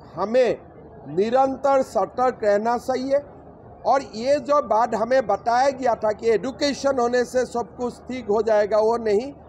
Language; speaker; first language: Hindi; non-native, local second language; Assamese